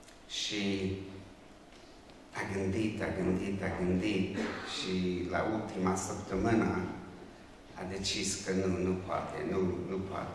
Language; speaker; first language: Romanian; non-native, local second language; Hungarian